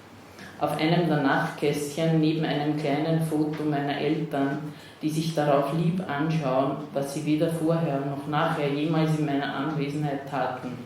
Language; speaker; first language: German; native; German